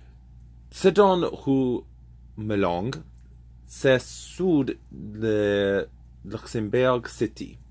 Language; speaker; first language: French; non-native, learner; English